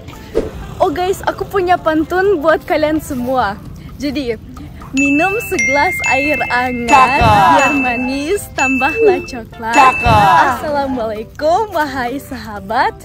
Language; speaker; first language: Indonesian; non-native, fluent; German